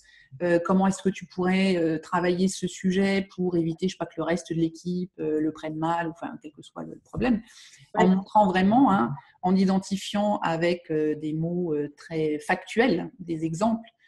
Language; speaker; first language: French; native; French